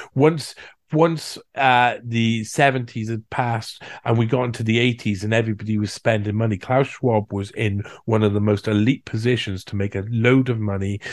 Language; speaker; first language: English; native; English